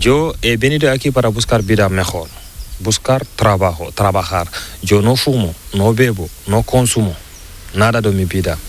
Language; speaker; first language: Spanish; non-native, learner; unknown